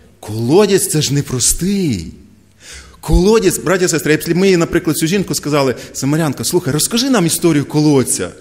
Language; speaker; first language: Ukrainian; non-native, local second language; Russian